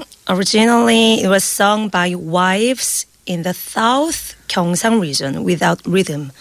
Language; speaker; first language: English; non-native, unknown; Korean